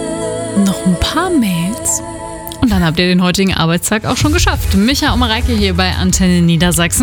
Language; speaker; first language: German; native; German